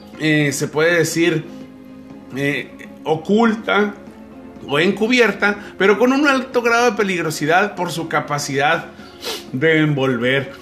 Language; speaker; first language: Spanish; native; Spanish